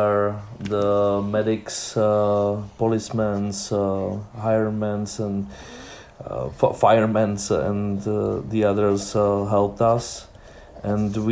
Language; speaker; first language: English; non-native, learner; Czech